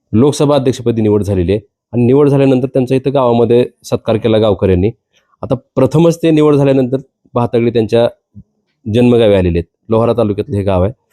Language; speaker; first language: Marathi; native; Marathi